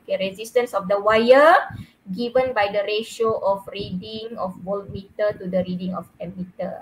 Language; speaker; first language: English; non-native, local second language; Malay